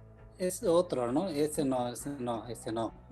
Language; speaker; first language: Spanish; non-native, fluent; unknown